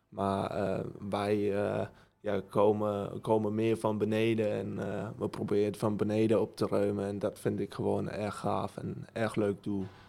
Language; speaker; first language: Dutch; early bilingual, heritage; Dutch